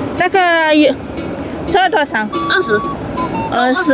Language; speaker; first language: Chinese; non-native, learner; Filipino